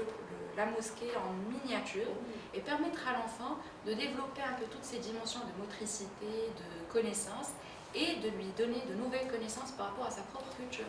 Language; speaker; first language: French; native; French